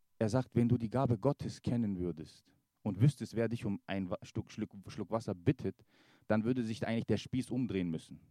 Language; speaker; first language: German; early bilingual, other home language; Kurdish